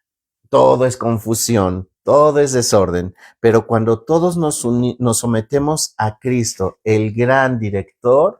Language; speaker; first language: Spanish; native; Spanish